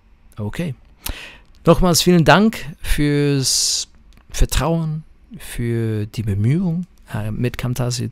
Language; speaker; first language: German; non-native, fluent; English